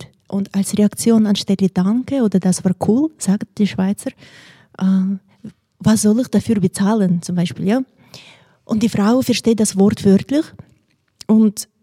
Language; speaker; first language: German; non-native, fluent; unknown